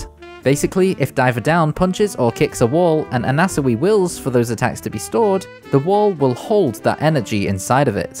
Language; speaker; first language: English; native; English